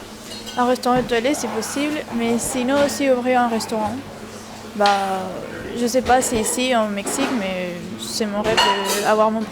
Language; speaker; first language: French; non-native, learner; Spanish